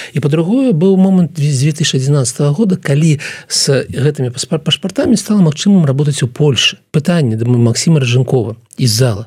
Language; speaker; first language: Belarusian; non-native, local second language; Russian